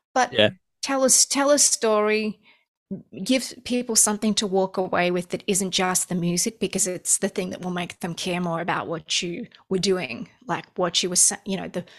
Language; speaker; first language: English; native; English